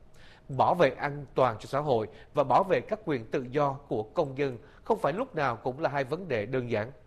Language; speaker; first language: Vietnamese; native; Vietnamese